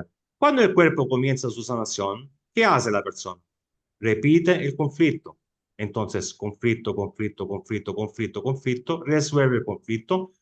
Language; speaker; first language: Spanish; non-native, fluent; Italian